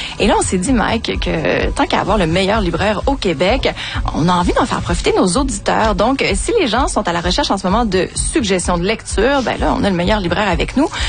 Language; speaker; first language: French; native; French